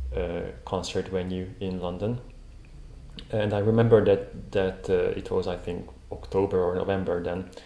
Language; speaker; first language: English; non-native, fluent; Hungarian